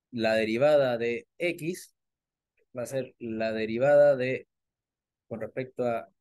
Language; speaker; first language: Spanish; native; Spanish